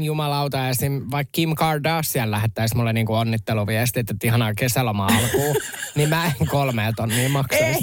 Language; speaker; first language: Finnish; native; Finnish